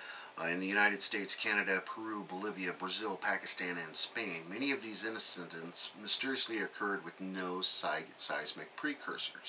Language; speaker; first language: English; native; English